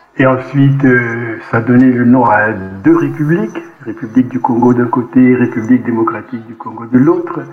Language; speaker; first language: French; non-native, local second language; Kongo